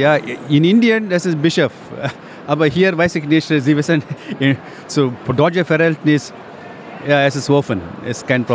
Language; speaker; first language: German; non-native, fluent; Tamil